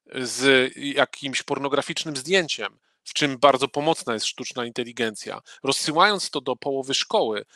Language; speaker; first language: Polish; native; Polish